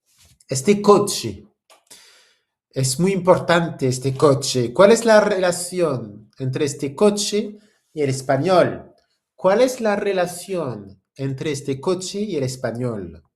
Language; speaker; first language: Spanish; non-native, fluent; French